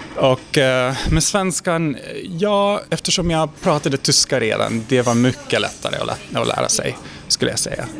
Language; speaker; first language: Swedish; non-native, fluent; Hungarian